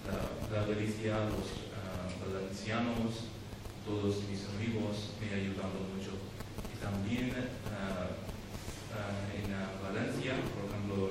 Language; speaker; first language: Spanish; non-native, learner; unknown